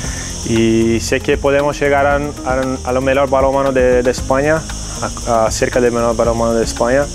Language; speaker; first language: Spanish; non-native, fluent; Portuguese